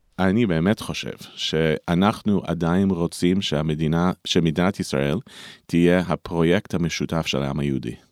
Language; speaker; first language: Hebrew; non-native, fluent; English